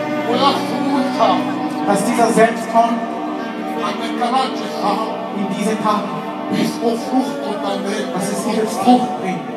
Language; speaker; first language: German; non-native, learner; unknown